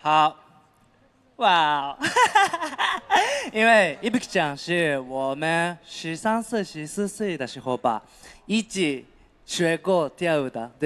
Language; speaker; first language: Chinese; non-native, fluent; Japanese